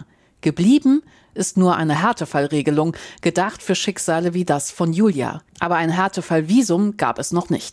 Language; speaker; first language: German; native; German